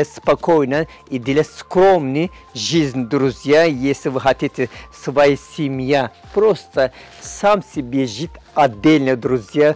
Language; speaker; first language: Russian; non-native, fluent; Turkish